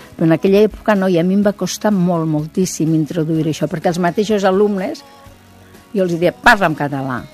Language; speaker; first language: Catalan; native; Catalan